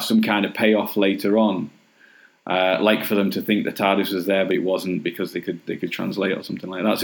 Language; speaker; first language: English; native; English